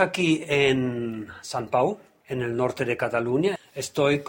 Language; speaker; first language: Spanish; non-native, fluent; German